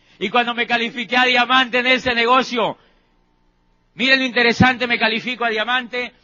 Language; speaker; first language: Spanish; native; Spanish